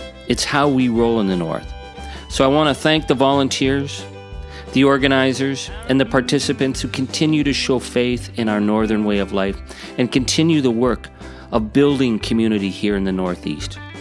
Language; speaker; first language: English; native; English